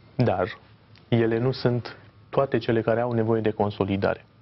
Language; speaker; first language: Romanian; native; Romanian